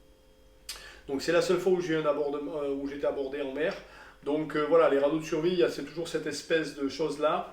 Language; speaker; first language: French; native; French